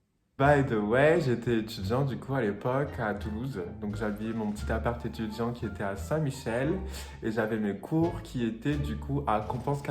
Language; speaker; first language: French; native; French